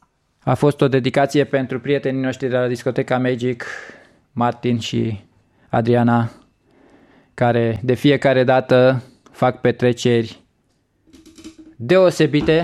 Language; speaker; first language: Romanian; native; Romanian